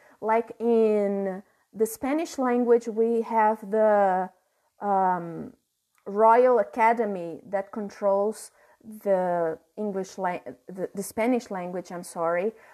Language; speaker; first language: English; non-native, fluent; Portuguese